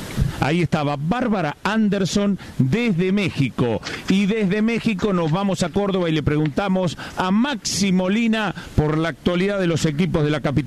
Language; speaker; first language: Spanish; native; Spanish